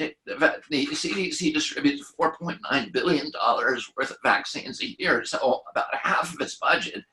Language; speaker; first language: English; native; English